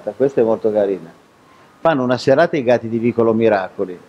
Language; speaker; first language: Italian; native; Italian